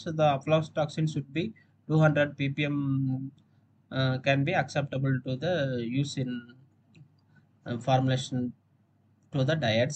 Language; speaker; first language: English; non-native, local second language; Tamil